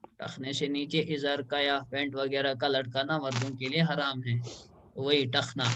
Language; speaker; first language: Urdu; non-native, local second language; Kashmiri